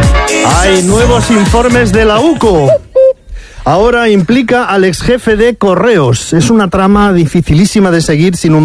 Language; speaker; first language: Spanish; native; Spanish